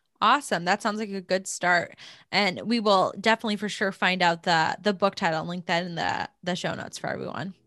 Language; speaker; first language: English; native; English